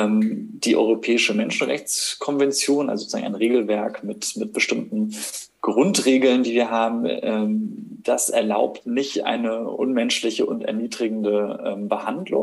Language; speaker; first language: German; native; German